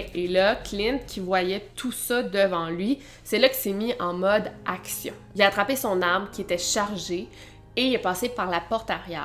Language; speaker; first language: French; native; French